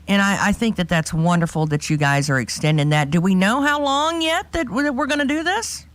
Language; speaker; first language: English; native; English